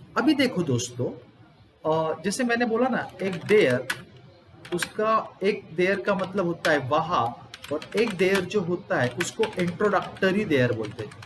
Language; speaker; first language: Hindi; non-native, local second language; Gujarati